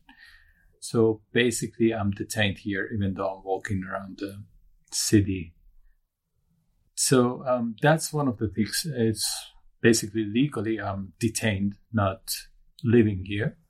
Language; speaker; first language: English; non-native, fluent; Turkish